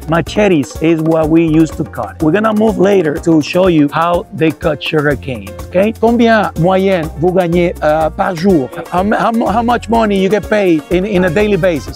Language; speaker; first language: English; non-native, fluent; Spanish